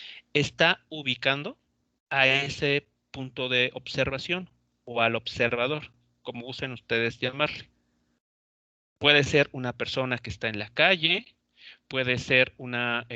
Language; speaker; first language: Spanish; native; Spanish